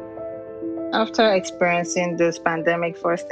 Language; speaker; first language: English; non-native, local second language; Yoruba